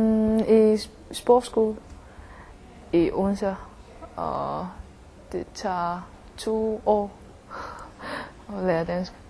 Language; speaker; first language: Danish; non-native, learner; Chinese